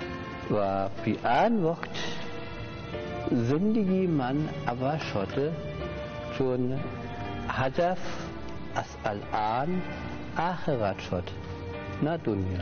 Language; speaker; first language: Persian; non-native, learner; German